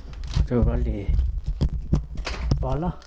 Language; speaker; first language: Danish; non-native, local second language; Kalaallisut